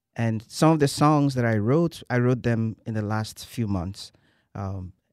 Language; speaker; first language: English; non-native, local second language; Igbo